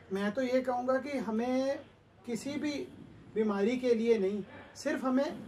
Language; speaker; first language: Hindi; native; Hindi